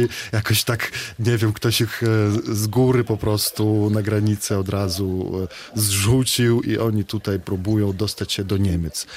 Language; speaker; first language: Polish; non-native, fluent; Belarusian